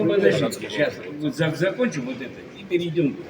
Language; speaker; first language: Russian; non-native, fluent; Georgian